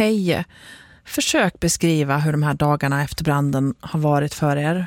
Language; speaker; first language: Swedish; native; Swedish